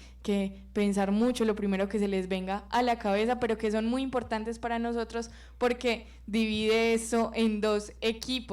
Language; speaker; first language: Spanish; native; Spanish